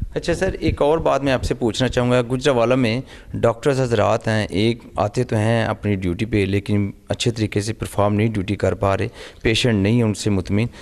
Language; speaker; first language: Urdu; non-native, local second language; Punjabi